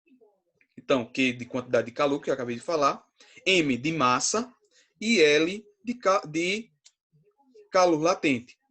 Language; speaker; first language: Portuguese; native; Portuguese